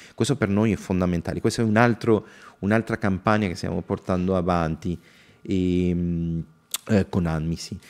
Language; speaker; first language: Italian; non-native, fluent; Spanish